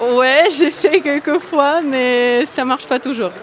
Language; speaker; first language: French; non-native, fluent; Russian